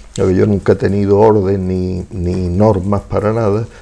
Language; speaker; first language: Spanish; native; Spanish